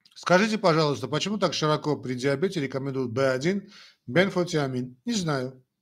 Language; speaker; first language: Russian; non-native, local second language; Armenian